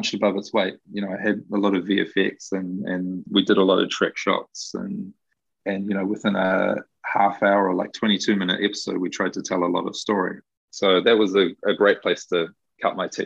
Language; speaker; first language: English; native; English